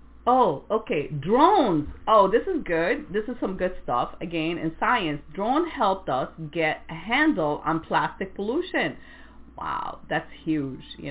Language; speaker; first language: English; non-native, fluent; French